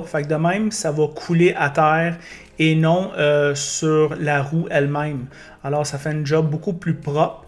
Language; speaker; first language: French; native; French